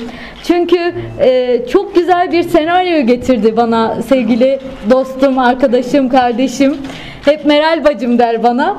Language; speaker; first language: Turkish; native; Turkish